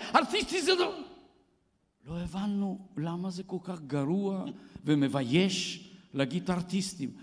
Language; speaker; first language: Hebrew; non-native, fluent; Bulgarian